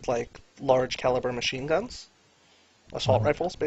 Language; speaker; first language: English; native; English